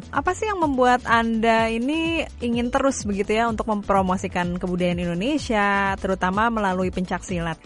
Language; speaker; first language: Indonesian; native; Indonesian